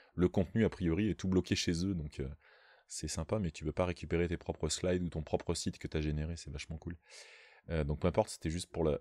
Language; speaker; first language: French; native; French